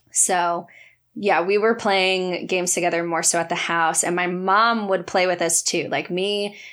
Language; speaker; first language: English; native; English